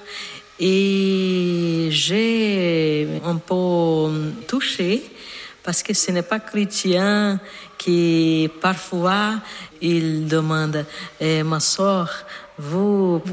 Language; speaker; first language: French; non-native, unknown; Portuguese